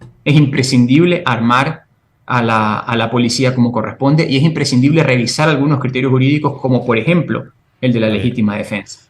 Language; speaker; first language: Spanish; native; Spanish